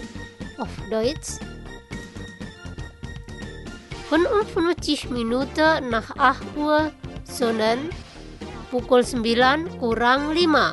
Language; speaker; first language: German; non-native, learner; Indonesian